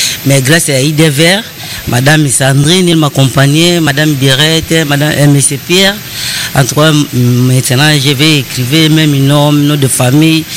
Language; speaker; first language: French; non-native, learner; Lingala